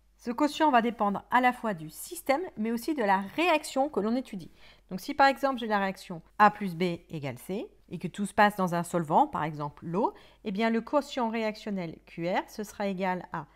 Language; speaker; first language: French; native; French